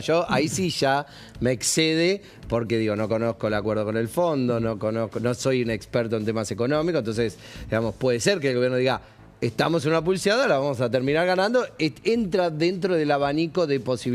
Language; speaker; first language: Spanish; native; Spanish